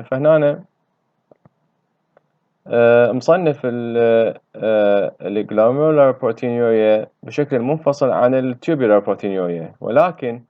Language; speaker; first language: Arabic; native; Arabic